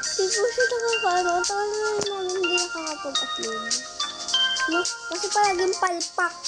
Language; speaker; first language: Filipino; native; Filipino